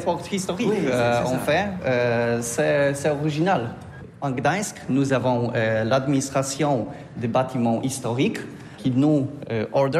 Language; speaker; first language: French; non-native, learner; Polish